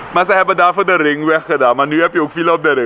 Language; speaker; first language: Dutch; native; Dutch